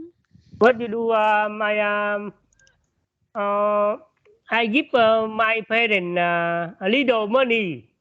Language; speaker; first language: English; non-native, learner; Vietnamese